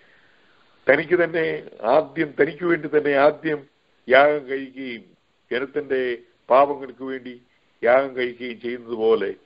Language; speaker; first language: Malayalam; native; Malayalam